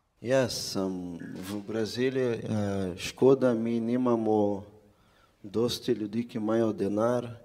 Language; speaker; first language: Slovenian; non-native, fluent; Portuguese